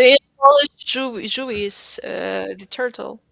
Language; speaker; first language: English; non-native, fluent; Ukrainian